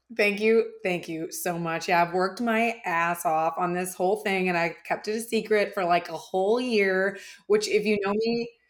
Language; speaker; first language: English; early bilingual, other home language; German